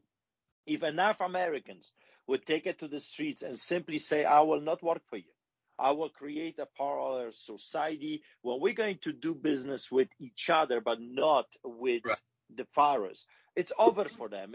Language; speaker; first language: English; non-native, fluent; Polish